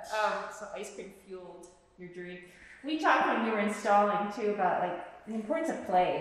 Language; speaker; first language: English; native; English